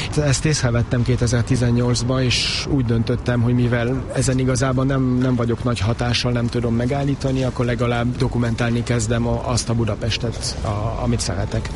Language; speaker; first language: Hungarian; early bilingual, heritage; Hungarian